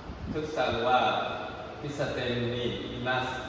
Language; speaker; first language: Japanese; non-native, learner; Vietnamese